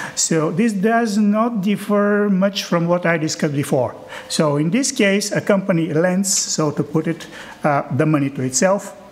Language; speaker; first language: English; non-native, fluent; Bulgarian